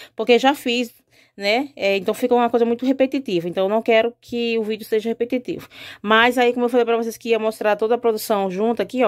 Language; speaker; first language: Portuguese; native; Portuguese